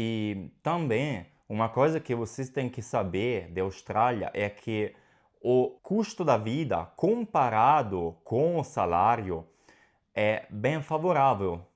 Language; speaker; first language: Portuguese; non-native, fluent; Italian